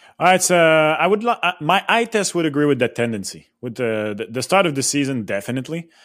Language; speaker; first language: English; non-native, local second language; French